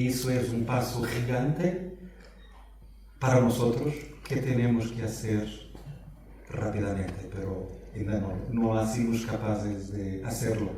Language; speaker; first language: Spanish; non-native, fluent; Portuguese